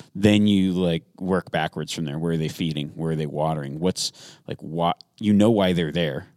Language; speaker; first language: English; native; English